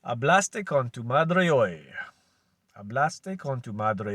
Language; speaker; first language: Spanish; non-native, learner; English